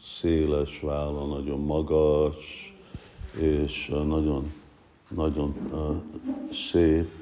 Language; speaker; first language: Hungarian; early bilingual, heritage; Hungarian